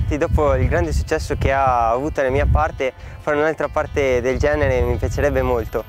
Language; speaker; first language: Italian; native; Italian